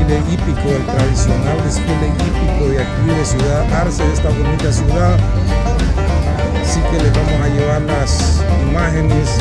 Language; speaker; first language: Spanish; native; Spanish